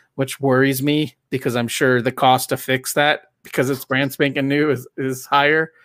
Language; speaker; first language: English; native; English